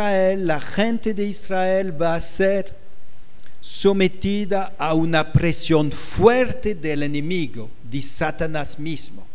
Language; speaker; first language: Spanish; non-native, fluent; French